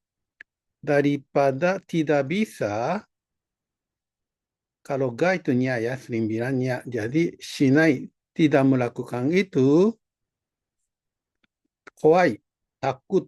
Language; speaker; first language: Indonesian; non-native, fluent; Japanese